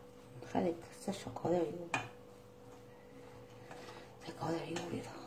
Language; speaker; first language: Chinese; native; Chinese